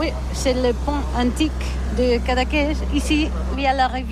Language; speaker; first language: French; non-native, learner; Catalan